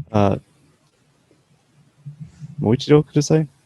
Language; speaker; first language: Japanese; non-native, learner; English